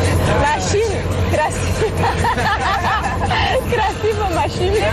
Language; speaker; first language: Russian; non-native, learner; French